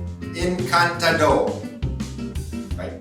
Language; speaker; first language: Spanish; non-native, learner; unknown